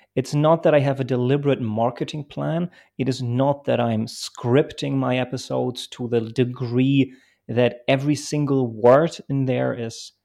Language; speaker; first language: English; non-native, fluent; German